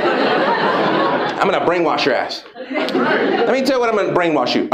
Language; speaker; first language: English; native; English